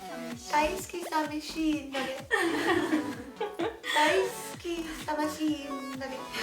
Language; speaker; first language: Japanese; non-native, learner; English